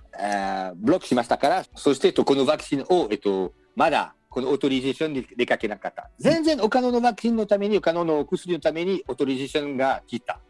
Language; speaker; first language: Japanese; non-native, learner; French